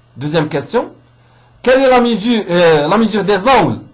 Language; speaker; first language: French; non-native, local second language; Arabic